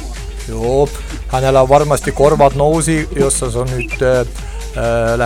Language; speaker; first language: Finnish; non-native, learner; Estonian